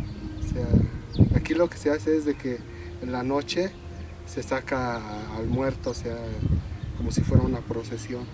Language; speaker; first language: Spanish; native; Spanish